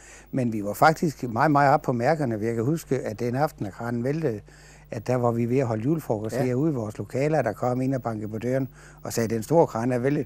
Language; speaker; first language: Danish; native; Danish